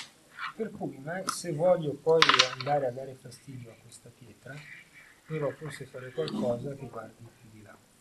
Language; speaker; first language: Italian; native; Italian